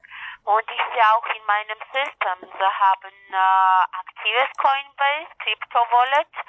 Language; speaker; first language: German; non-native, learner; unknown